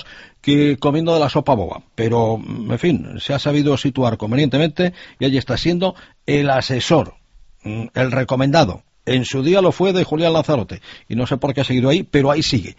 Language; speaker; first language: Spanish; native; Spanish